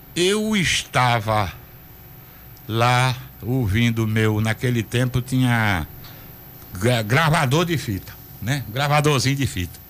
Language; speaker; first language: Portuguese; native; Portuguese